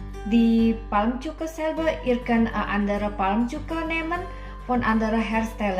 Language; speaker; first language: German; non-native, learner; Indonesian